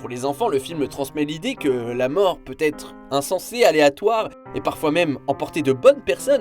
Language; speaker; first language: French; native; French